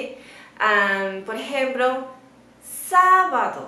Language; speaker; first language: Spanish; non-native, fluent; Chinese